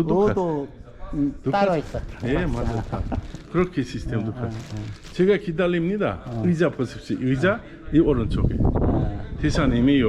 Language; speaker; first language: Korean; non-native, learner; Uzbek